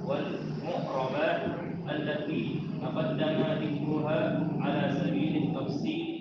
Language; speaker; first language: Arabic; non-native, learner; Indonesian